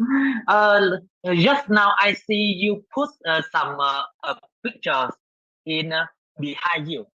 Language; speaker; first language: English; non-native, learner; Vietnamese